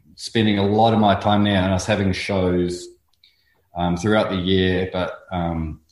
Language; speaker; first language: English; native; English